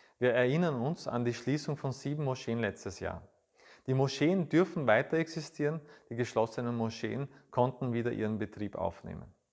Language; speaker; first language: German; early bilingual, other home language; Turkish